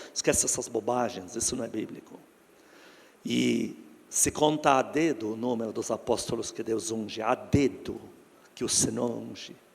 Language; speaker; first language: Portuguese; non-native, fluent; Arabic